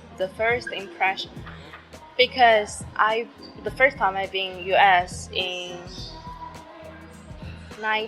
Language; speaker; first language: English; non-native, learner; Chinese